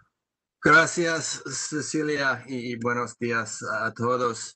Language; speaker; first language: Spanish; non-native, learner; English